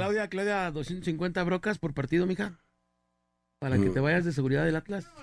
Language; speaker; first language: Spanish; native; Spanish